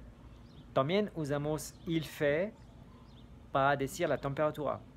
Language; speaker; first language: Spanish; non-native, fluent; French